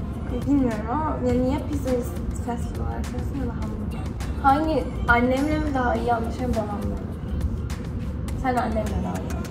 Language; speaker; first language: Turkish; early bilingual, heritage; Turkish